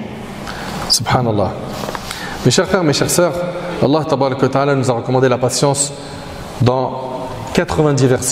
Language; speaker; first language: French; native; French